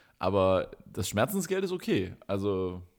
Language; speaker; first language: German; native; German